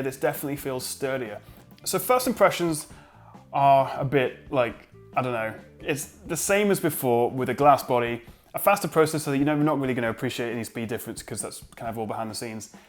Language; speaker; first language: English; native; English